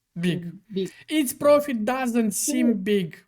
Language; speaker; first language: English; non-native, fluent; Ukrainian